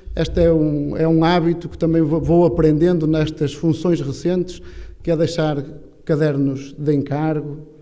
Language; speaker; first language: Portuguese; native; Portuguese